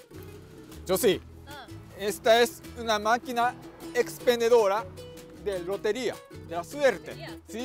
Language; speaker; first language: Spanish; non-native, fluent; Japanese